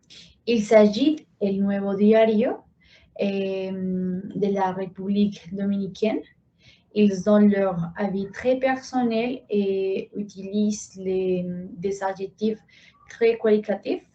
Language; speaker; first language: French; non-native, learner; Spanish